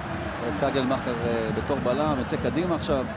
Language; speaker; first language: Hebrew; native; Hebrew